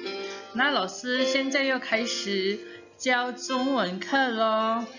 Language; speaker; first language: Chinese; non-native, fluent; Indonesian